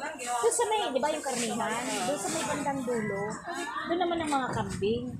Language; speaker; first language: Filipino; non-native, local second language; Cebuano